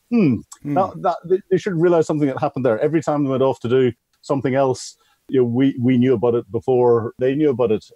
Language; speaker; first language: English; native; English